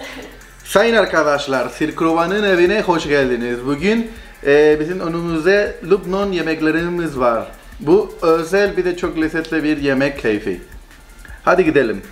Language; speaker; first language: Turkish; non-native, learner; Spanish